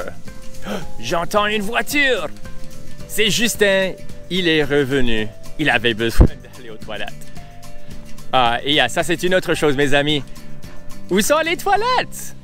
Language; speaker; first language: French; non-native, local second language; English